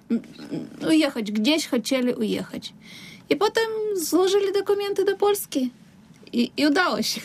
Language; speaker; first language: Polish; non-native, learner; Russian